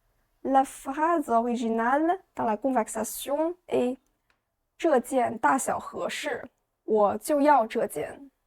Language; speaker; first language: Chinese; non-native, fluent; French